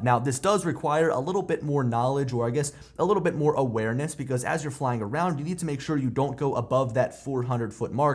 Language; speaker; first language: English; native; English